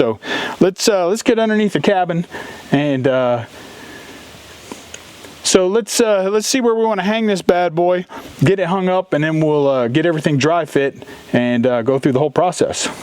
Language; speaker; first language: English; native; English